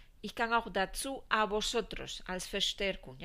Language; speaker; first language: German; non-native, fluent; Spanish